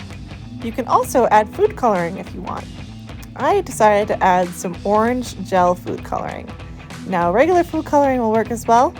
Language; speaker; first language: English; native; English